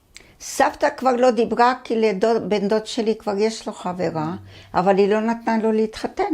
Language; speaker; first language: Hebrew; early bilingual, other home language; Arabic